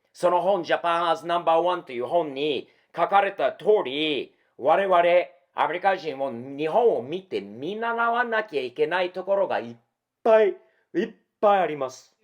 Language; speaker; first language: Japanese; non-native, fluent; English